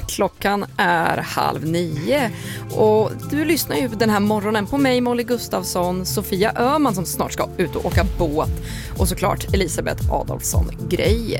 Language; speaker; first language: Swedish; native; Swedish